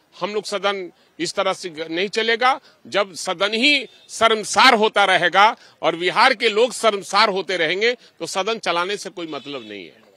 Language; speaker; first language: Hindi; native; Hindi